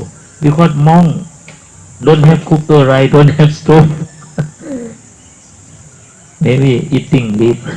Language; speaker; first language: English; non-native, learner; Thai